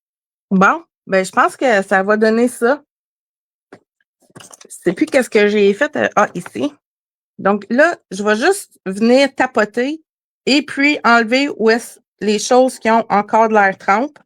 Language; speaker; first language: French; native; French